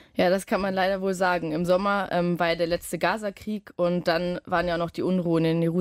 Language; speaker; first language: German; native; German